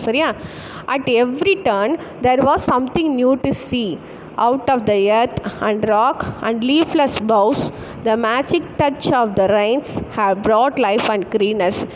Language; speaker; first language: English; non-native, local second language; Tamil